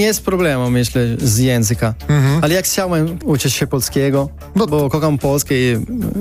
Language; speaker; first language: Polish; non-native, learner; Italian